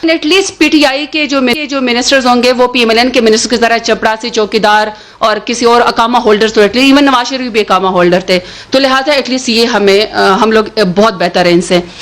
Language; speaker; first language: Urdu; non-native, local second language; Pashto